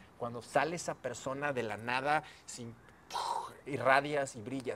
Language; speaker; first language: Spanish; native; Spanish